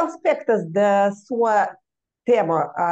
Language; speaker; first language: Portuguese; non-native, learner; Russian